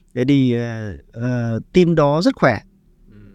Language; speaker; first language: Vietnamese; native; Vietnamese